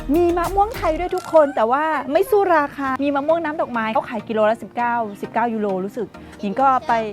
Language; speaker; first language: Thai; native; Thai